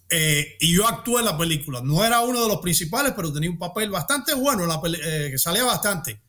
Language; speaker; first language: Spanish; early bilingual, heritage; Spanish